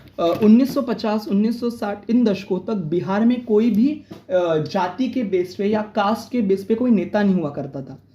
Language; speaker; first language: Hindi; non-native, local second language; Marathi